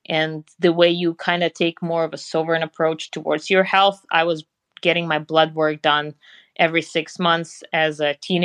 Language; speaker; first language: English; non-native, fluent; Russian